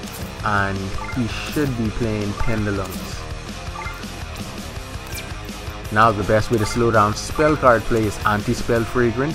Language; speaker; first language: English; native; English